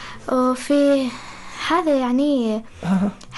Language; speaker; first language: Arabic; non-native, learner; Persian